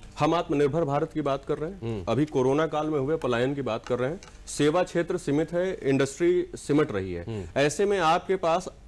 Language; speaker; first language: Hindi; native; Hindi